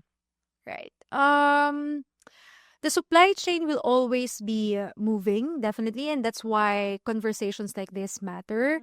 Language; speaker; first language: English; non-native, local second language; Filipino